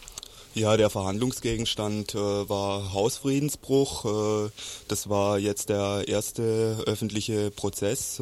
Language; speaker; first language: German; native; German